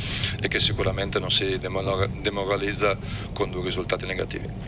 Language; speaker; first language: Italian; native; Italian